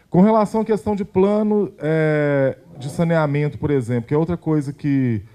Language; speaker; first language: Portuguese; native; Portuguese